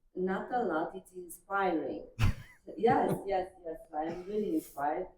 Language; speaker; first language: English; non-native, learner; Romanian